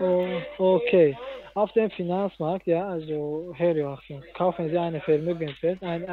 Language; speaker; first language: German; non-native, learner; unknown